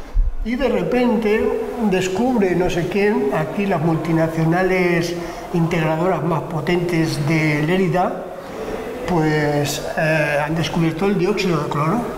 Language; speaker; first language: Spanish; native; Spanish